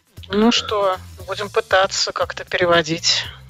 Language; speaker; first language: Russian; native; Russian